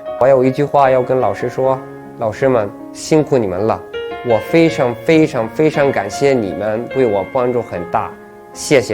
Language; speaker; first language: Chinese; non-native, fluent; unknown